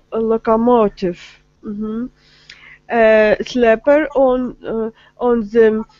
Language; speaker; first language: English; non-native, learner; Russian